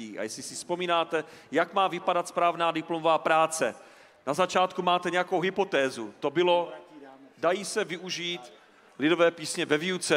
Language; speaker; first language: Czech; native; Czech